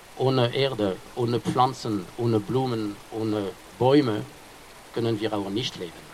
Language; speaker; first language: German; non-native, fluent; French